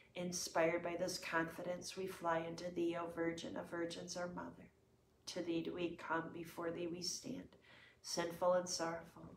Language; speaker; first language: English; native; English